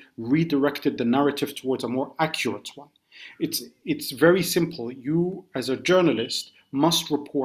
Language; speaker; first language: English; native; English